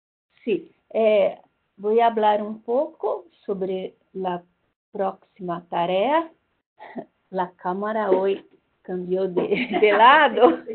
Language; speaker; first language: Spanish; non-native, fluent; Portuguese